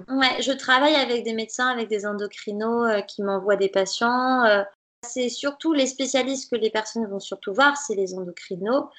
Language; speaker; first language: French; native; French